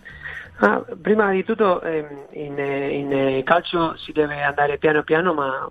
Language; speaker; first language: Italian; non-native, fluent; Spanish